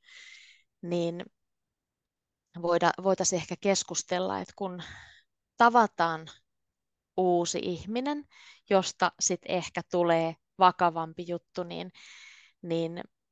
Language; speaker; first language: Finnish; native; Finnish